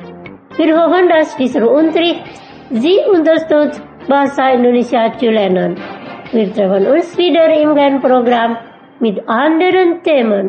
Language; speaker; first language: German; non-native, fluent; Indonesian